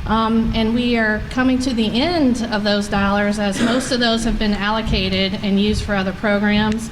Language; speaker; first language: English; native; English